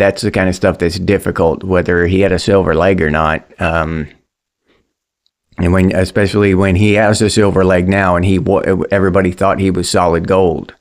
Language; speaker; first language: English; native; English